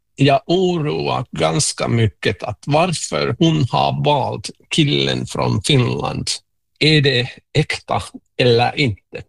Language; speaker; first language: Swedish; non-native, local second language; Finnish